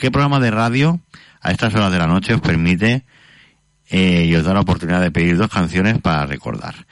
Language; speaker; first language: Spanish; native; Spanish